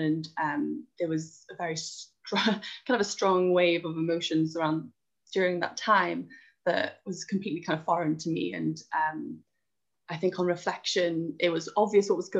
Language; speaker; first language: English; native; English